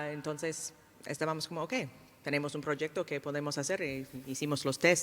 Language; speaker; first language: Spanish; non-native, fluent; English